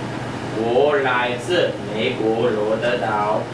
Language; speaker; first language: Chinese; non-native, learner; English